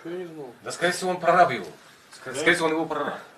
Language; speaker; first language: Russian; native; Russian